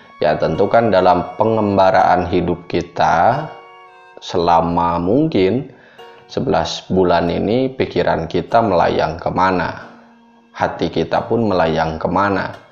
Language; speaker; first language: Indonesian; non-native, local second language; Sundanese